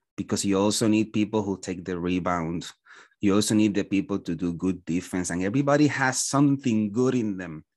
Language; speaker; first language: English; non-native, fluent; Spanish